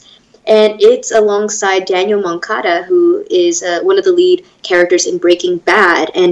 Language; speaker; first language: English; native; English